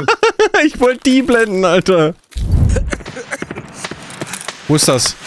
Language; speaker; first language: German; native; German